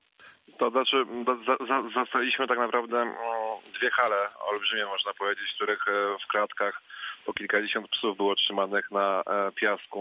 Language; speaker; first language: Polish; native; Polish